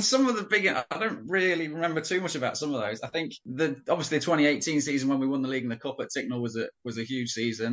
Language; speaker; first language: English; native; English